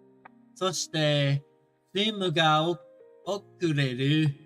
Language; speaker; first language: Japanese; non-native, learner; English